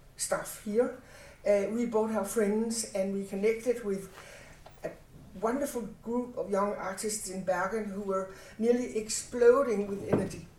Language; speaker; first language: English; non-native, fluent; Danish